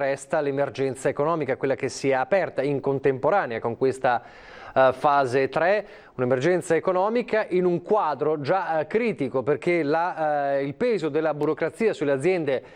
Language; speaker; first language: Italian; native; Italian